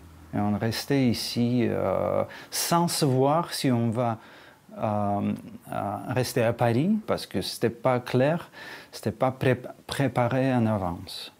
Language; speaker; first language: French; non-native, fluent; Russian